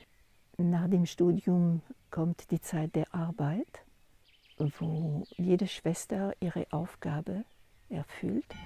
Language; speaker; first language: German; non-native, fluent; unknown